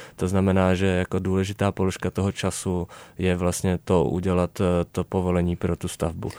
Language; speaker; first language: Czech; native; Czech